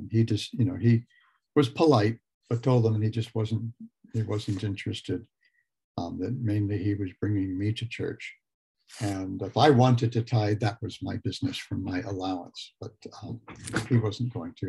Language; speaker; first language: English; native; English